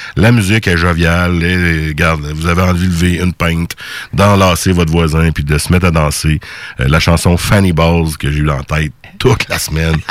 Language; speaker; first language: French; native; French